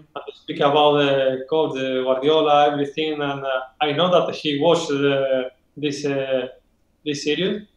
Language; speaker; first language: English; non-native, learner; Spanish